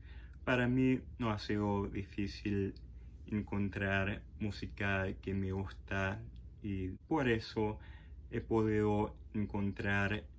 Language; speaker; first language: Spanish; non-native, fluent; English